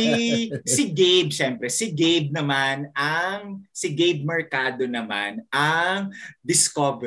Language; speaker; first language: Filipino; native; Filipino